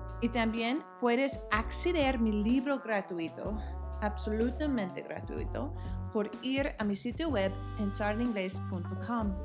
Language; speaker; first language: Spanish; non-native, fluent; English